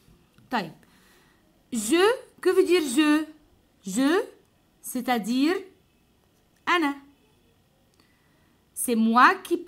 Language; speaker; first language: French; non-native, fluent; Arabic